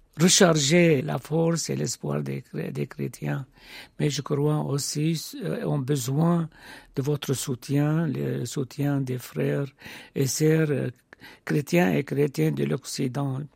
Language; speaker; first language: French; non-native, fluent; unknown